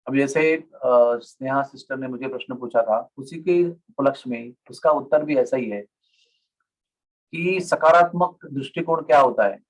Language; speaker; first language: Hindi; non-native, local second language; Marathi